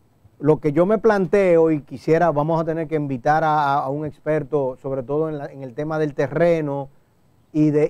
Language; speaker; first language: Spanish; native; Spanish